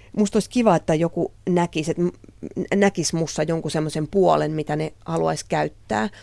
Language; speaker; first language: Finnish; native; Finnish